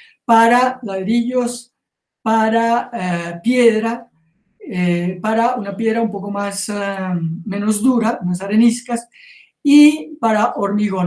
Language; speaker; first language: Spanish; native; Spanish